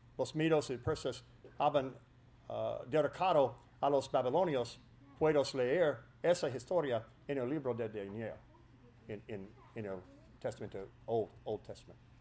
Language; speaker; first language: Spanish; non-native, learner; English